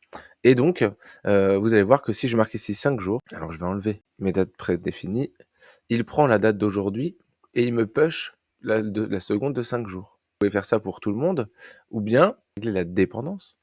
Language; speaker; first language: French; native; French